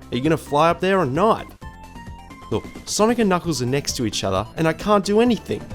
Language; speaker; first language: English; native; English